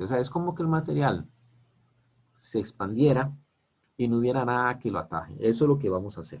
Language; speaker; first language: Spanish; native; Spanish